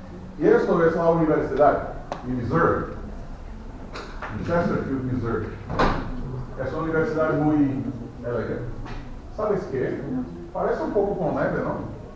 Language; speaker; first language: Spanish; non-native, fluent; Portuguese